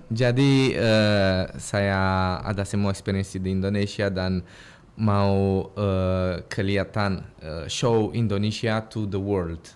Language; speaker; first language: Indonesian; non-native, learner; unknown